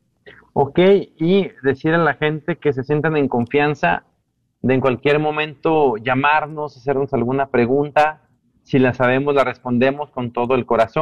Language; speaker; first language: Spanish; native; Spanish